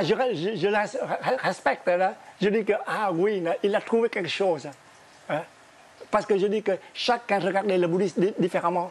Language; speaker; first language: French; non-native, fluent; Vietnamese